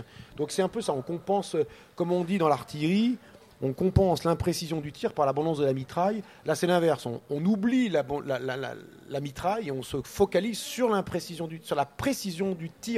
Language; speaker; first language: French; native; French